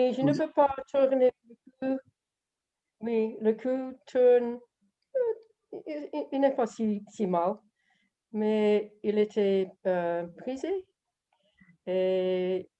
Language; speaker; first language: French; non-native, learner; English